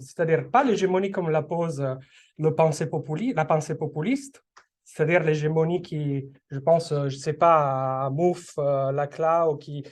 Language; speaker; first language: French; non-native, fluent; Italian